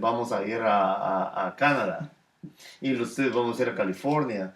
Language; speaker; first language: Spanish; native; Spanish